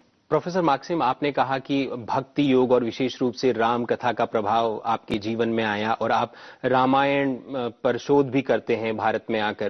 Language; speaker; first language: Hindi; non-native, fluent; Russian